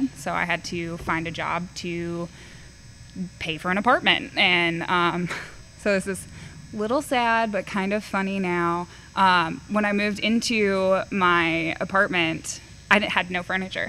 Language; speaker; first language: English; native; English